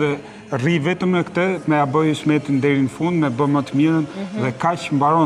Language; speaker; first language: Albanian; native; Albanian